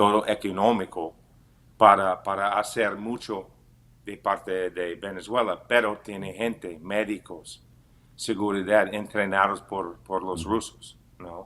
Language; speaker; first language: Spanish; non-native, fluent; English